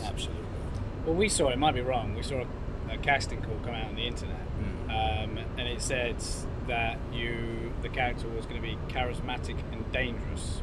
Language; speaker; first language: English; non-native, fluent; Arabic